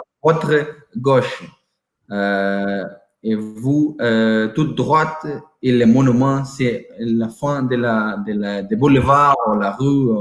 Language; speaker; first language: French; non-native, learner; Portuguese